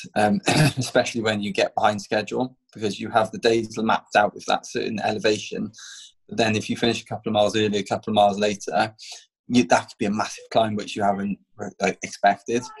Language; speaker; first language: English; native; English